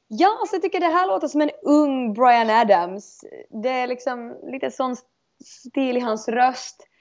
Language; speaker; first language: Swedish; native; Swedish